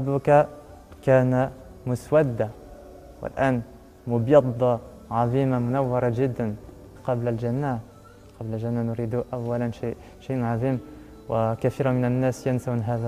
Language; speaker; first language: Arabic; non-native, learner; French